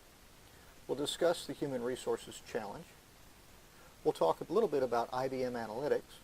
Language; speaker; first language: English; native; English